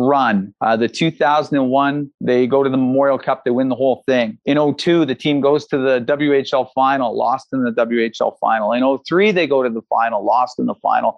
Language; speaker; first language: English; native; English